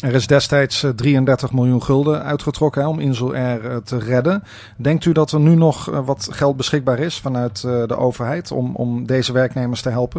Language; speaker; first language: Dutch; native; Dutch